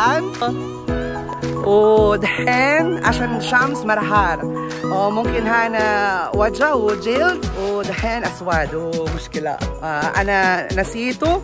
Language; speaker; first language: Arabic; non-native, learner; Filipino